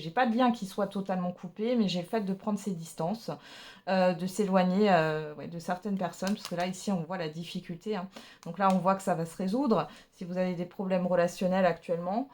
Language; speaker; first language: French; native; French